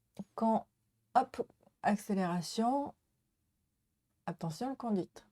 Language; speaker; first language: French; non-native, learner; Japanese